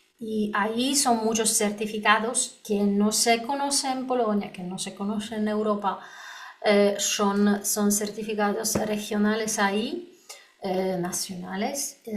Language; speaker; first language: Spanish; non-native, learner; Polish